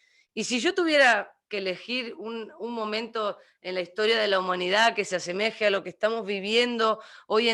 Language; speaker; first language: Spanish; native; Spanish